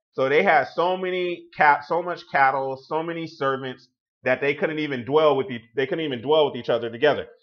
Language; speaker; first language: English; native; English